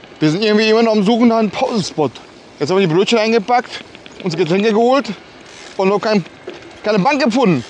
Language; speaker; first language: German; early bilingual, other home language; Polish